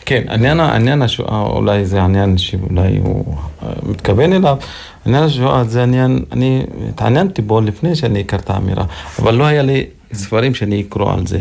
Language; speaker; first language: Hebrew; non-native, local second language; Arabic